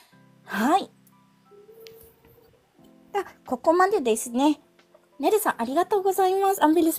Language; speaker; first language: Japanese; non-native, fluent; Filipino